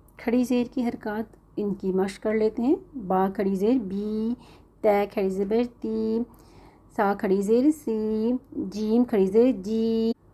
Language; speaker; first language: Urdu; native; Urdu